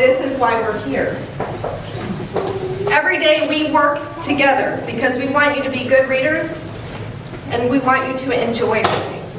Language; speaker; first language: English; native; English